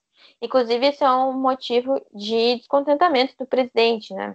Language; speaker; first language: Portuguese; native; Portuguese